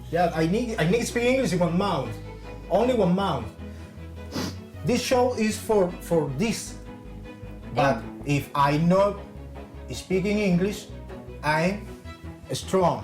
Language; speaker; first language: English; non-native, learner; Spanish